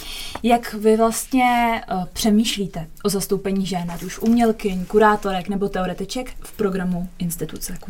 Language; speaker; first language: Czech; native; Czech